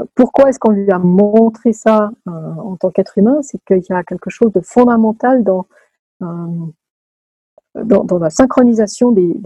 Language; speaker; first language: French; native; French